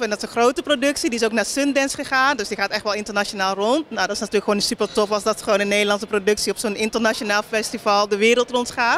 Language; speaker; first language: Dutch; native; Dutch